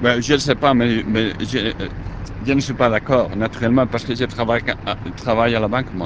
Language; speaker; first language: French; non-native, learner; Spanish